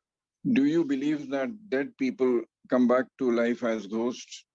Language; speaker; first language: English; non-native, fluent; Hindi